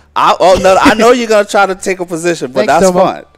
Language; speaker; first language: English; native; English